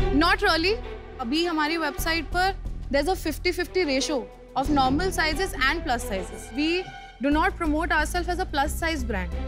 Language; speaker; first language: Hindi; native; Hindi